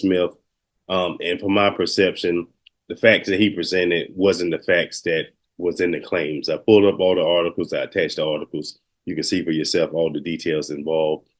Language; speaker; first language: English; native; English